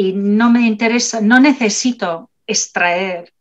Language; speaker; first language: Spanish; non-native, fluent; English